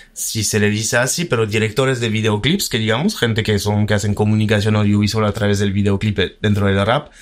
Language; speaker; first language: Spanish; early bilingual, heritage; French